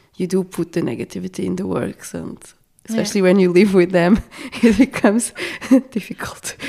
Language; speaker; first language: English; non-native, fluent; Portuguese